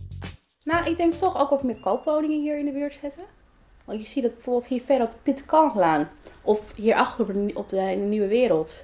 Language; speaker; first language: Dutch; native; Dutch